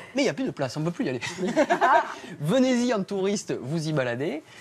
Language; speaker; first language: French; native; French